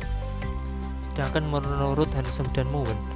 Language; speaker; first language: Indonesian; native; Indonesian